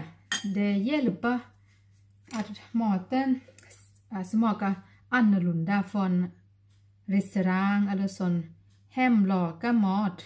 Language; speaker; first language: Swedish; non-native, learner; Thai